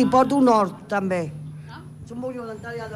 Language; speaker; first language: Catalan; non-native, local second language; Spanish